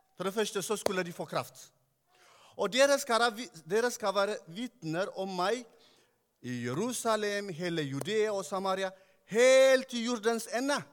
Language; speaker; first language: Norwegian; non-native, fluent; Tigrinya